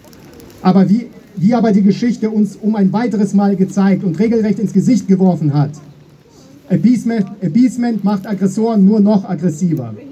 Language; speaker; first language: German; native; German